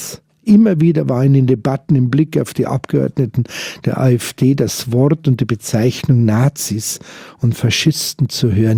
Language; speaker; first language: German; native; German